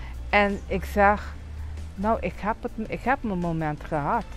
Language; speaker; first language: Dutch; non-native, local second language; Papiamento